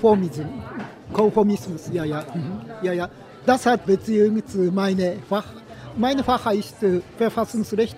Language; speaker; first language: German; non-native, learner; Japanese